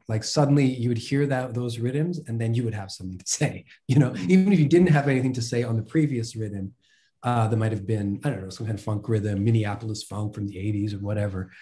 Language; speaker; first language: English; native; English